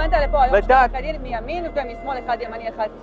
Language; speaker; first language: Hebrew; native; Hebrew